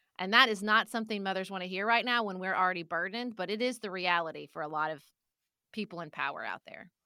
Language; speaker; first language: English; native; English